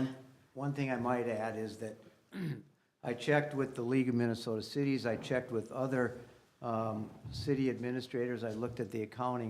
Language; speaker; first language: English; native; English